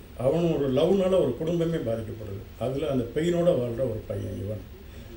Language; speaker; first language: Tamil; native; Tamil